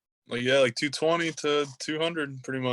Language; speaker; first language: English; native; English